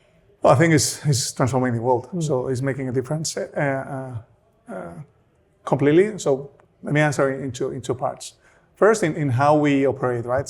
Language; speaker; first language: English; non-native, fluent; Spanish